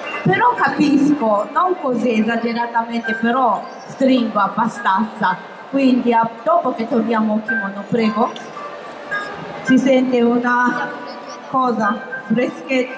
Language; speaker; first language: Italian; non-native, fluent; Japanese